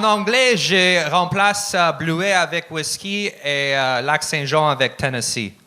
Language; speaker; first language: French; non-native, learner; Russian